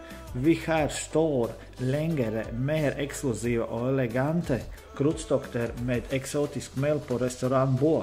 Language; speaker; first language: Swedish; non-native, learner; Danish